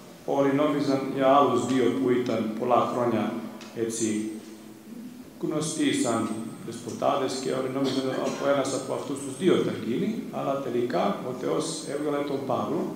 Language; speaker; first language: Greek; non-native, fluent; Serbian